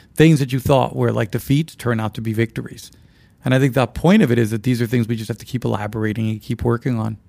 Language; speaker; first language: English; early bilingual, other home language; Spanish